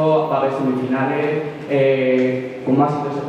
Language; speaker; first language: Spanish; native; Spanish